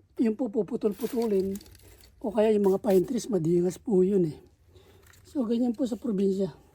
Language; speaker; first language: Filipino; native; Filipino